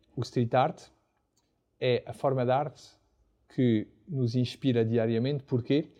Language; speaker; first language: Portuguese; non-native, fluent; French